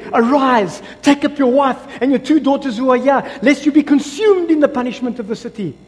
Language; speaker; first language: English; non-native, local second language; Afrikaans